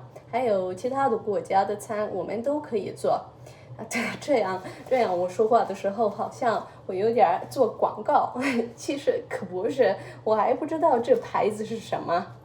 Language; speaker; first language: Chinese; early bilingual, heritage; Chinese